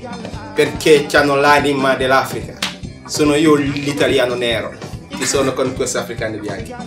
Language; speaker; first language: Italian; non-native, fluent; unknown